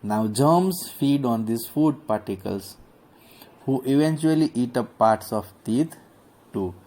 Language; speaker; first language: English; non-native, local second language; Gujarati